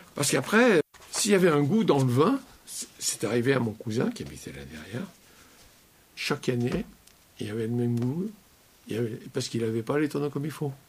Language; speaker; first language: French; native; French